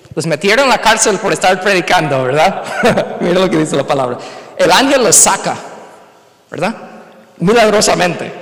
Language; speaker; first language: Spanish; non-native, fluent; English